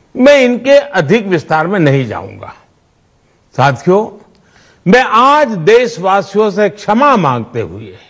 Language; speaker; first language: Hindi; non-native, local second language; Gujarati